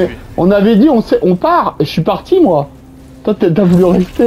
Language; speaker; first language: French; native; French